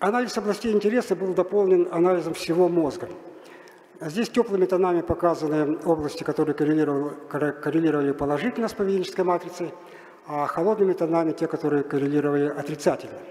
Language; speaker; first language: Russian; native; Russian